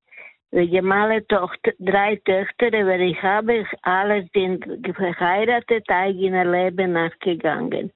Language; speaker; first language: German; non-native, learner; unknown